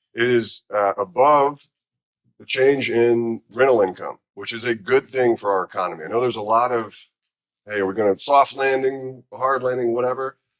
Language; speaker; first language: English; native; English